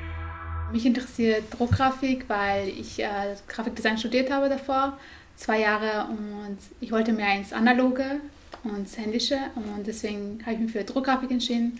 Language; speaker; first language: German; early bilingual, other home language; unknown